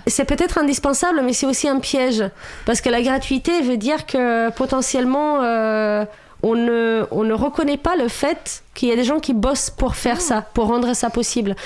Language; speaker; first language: French; non-native, fluent; Romanian